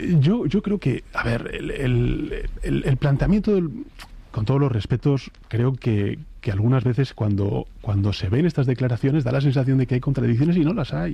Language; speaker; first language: Spanish; native; Spanish